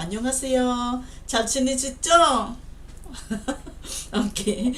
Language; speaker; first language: Korean; non-native, learner; Filipino